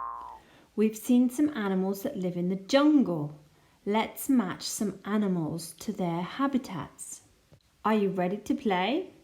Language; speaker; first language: English; non-native, fluent; Spanish